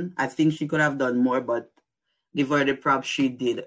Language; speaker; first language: English; non-native, local second language; Jamaican Creole English